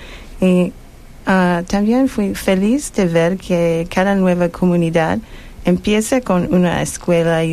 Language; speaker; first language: Spanish; non-native, learner; English